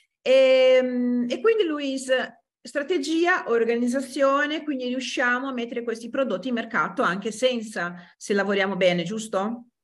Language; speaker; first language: Italian; non-native, fluent; Portuguese